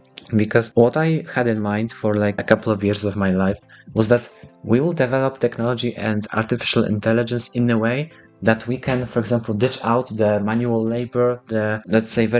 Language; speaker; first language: English; non-native, fluent; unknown